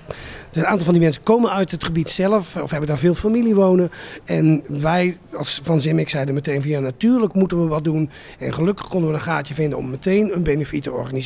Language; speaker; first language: Dutch; native; Dutch